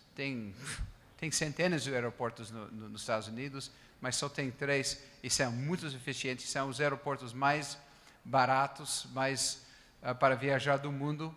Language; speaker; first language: Portuguese; non-native, fluent; English